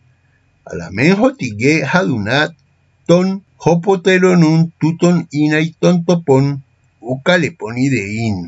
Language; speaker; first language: Greek; non-native, fluent; Spanish